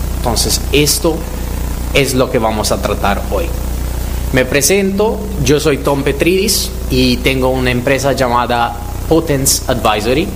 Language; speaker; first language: Spanish; non-native, fluent; Italian